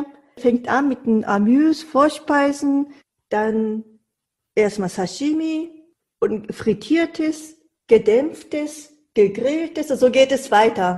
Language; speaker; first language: German; non-native, fluent; Japanese